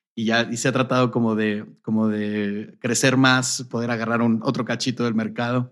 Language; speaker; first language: Spanish; native; Spanish